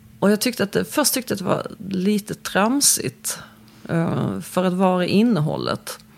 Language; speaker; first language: Swedish; early bilingual, other home language; Polish